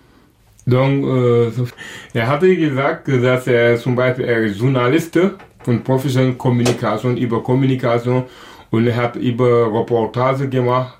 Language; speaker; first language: German; non-native, learner; Wolof